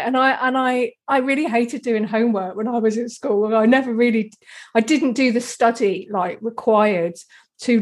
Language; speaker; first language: English; native; English